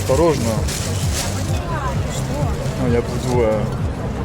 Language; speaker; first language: Russian; non-native, learner; French